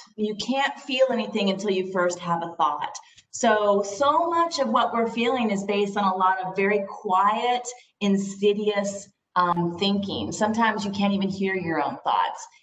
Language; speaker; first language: English; native; English